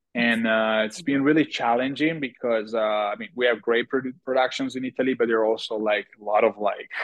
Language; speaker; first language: English; non-native, fluent; Italian